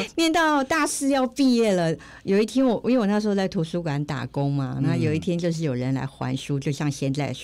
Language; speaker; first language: Chinese; native; Chinese